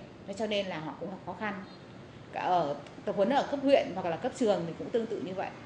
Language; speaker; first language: Vietnamese; native; Vietnamese